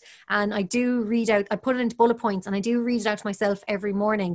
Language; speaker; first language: English; native; English